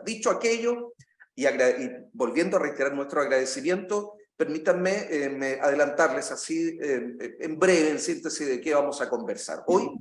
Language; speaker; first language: Spanish; native; Spanish